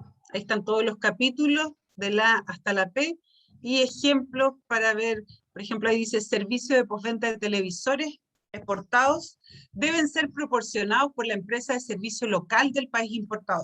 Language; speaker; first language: Spanish; native; Spanish